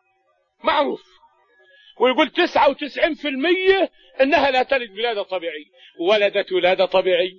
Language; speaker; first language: Arabic; native; Arabic